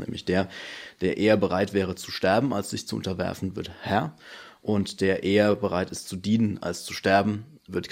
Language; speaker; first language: German; native; German